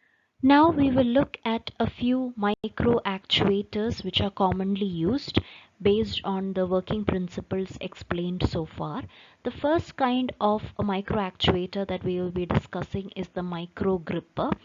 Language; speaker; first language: English; non-native, local second language; Malayalam